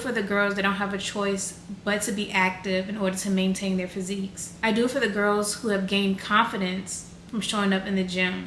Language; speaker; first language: English; native; English